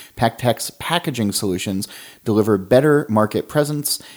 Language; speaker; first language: English; native; English